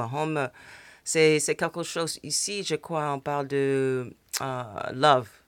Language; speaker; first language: French; non-native, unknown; English